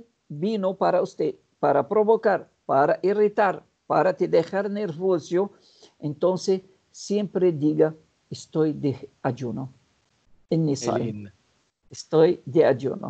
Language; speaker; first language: Spanish; non-native, fluent; Portuguese